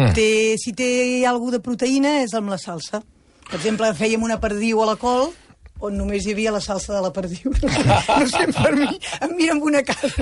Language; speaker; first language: Catalan; native; Catalan